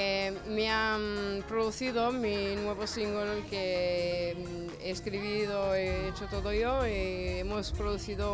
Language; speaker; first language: Spanish; non-native, fluent; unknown